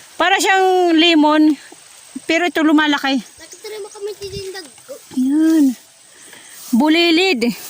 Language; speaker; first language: Filipino; non-native, local second language; Waray